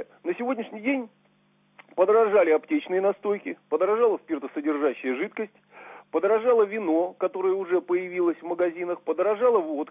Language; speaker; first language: Russian; native; Russian